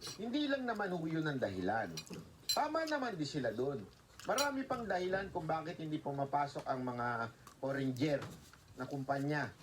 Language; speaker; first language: Filipino; native; Filipino